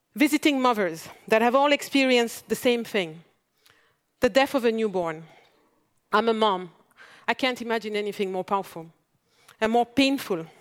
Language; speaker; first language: English; non-native, fluent; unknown